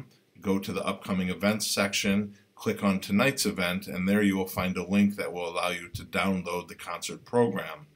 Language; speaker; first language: English; native; English